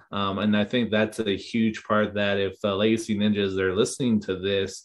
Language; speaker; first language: English; native; English